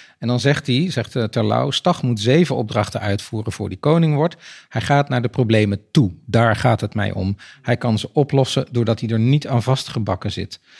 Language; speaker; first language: Dutch; native; Dutch